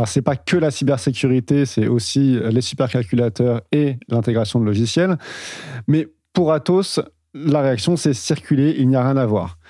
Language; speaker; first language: French; native; French